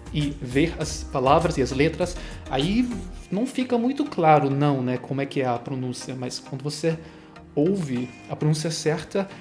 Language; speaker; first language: Portuguese; non-native, fluent; German